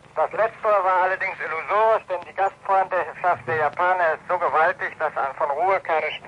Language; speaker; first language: German; native; German